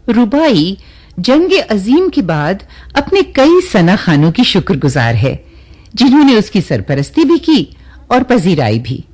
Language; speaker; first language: Urdu; native; Urdu